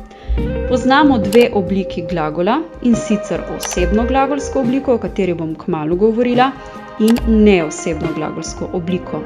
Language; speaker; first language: Slovenian; native; Slovenian